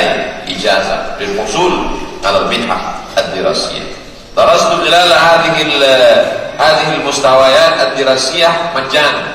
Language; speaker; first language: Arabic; non-native, fluent; Indonesian